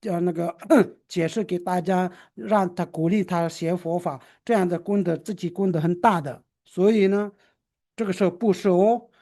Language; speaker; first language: Chinese; non-native, local second language; Tibetan